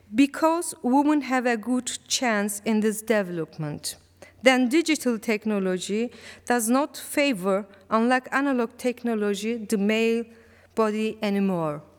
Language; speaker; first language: English; non-native, learner; Turkish